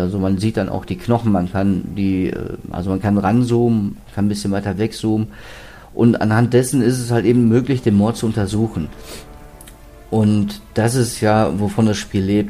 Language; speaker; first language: German; native; German